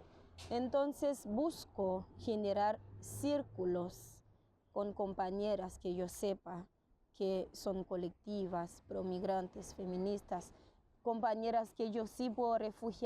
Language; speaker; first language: Spanish; non-native, fluent; Haitian Creole